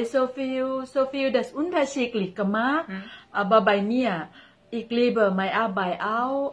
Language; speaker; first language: German; non-native, learner; Thai